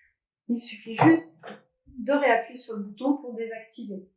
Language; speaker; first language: French; native; French